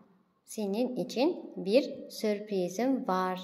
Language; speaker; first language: Turkish; non-native, fluent; Kazakh